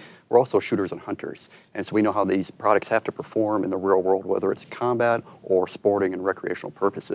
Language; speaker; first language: English; native; English